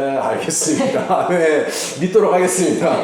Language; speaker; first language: Korean; native; Korean